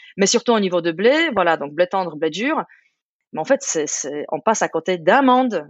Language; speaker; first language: French; non-native, fluent; Polish